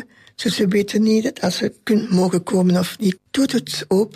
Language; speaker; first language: Dutch; non-native, local second language; French